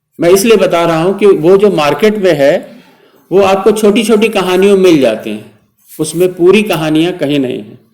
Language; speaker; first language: Hindi; native; Hindi